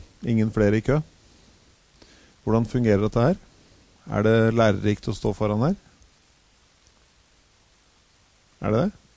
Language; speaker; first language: Norwegian; native; Norwegian